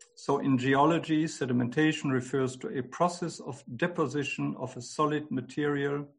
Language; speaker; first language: English; non-native, fluent; German